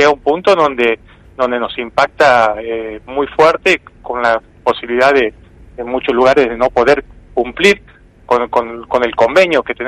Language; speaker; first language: Spanish; native; Spanish